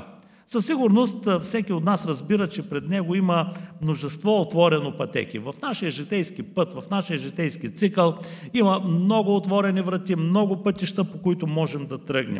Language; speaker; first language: Bulgarian; native; Bulgarian